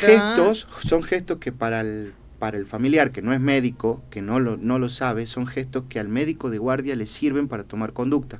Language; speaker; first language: Spanish; native; Spanish